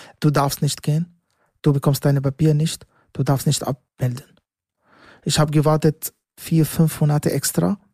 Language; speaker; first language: German; non-native, learner; Arabic